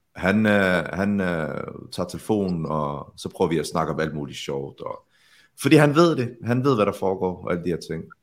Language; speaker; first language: Danish; early bilingual, other home language; Arabic